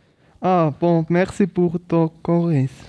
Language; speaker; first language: French; non-native, learner; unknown